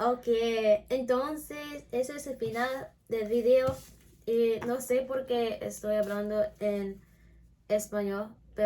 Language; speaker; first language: Spanish; non-native, learner; English